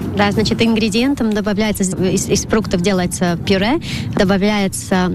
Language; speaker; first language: Russian; non-native, local second language; Latvian